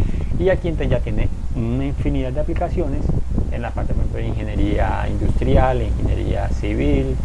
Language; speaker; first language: Spanish; native; Spanish